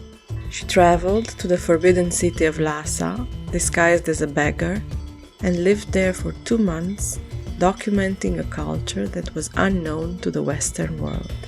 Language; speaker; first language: English; non-native, fluent; French